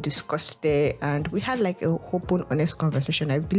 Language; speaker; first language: English; non-native, local second language; Yoruba